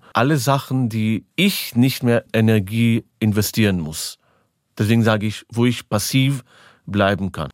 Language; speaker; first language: German; non-native, fluent; Hebrew